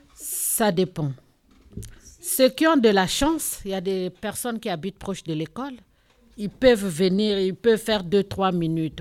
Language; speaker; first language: French; non-native, local second language; Lingala